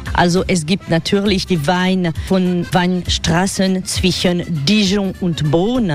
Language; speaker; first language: German; non-native, learner; French